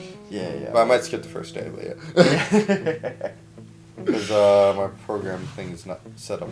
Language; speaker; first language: English; native; English